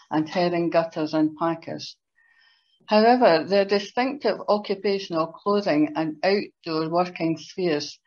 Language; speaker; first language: English; native; English